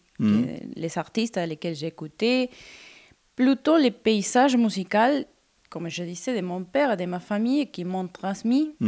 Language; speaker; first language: French; non-native, fluent; Spanish